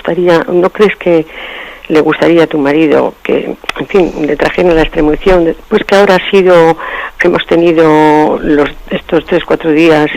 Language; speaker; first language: Spanish; native; Spanish